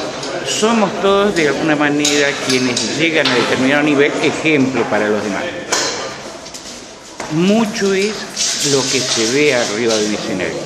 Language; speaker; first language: Spanish; native; Spanish